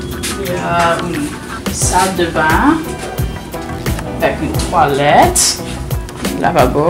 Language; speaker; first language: French; non-native, learner; English